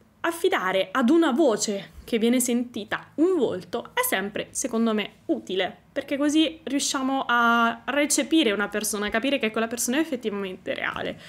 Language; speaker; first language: Italian; native; Italian